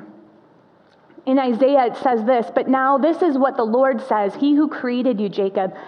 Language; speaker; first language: English; native; English